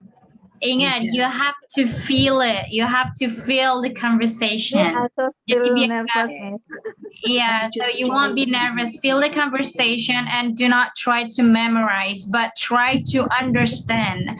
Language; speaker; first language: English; non-native, fluent; Indonesian